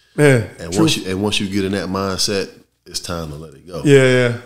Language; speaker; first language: English; native; English